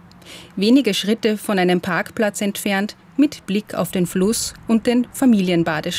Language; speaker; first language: German; native; German